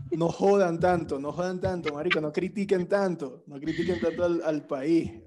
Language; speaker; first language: Spanish; native; Spanish